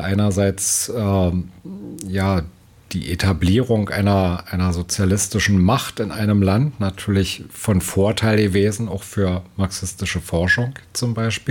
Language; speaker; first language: German; native; German